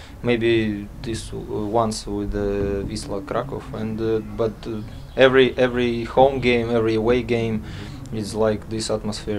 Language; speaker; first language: English; non-native, learner; Latvian